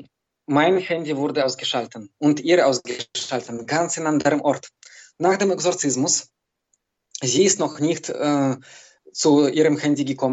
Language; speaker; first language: German; non-native, learner; Belarusian